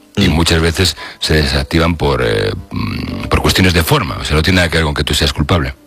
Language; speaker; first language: Spanish; native; Spanish